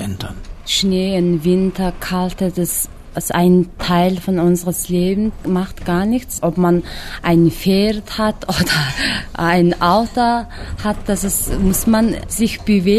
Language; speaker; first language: German; non-native, learner; Mongolian